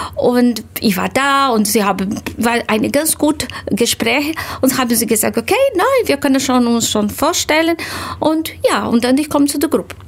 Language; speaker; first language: German; non-native, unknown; Portuguese